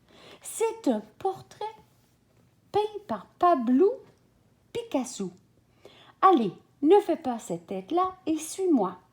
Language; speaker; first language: French; native; French